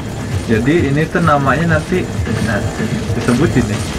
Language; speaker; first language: Indonesian; native; Indonesian